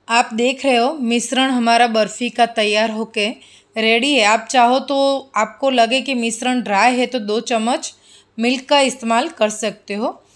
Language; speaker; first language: Hindi; non-native, local second language; Gujarati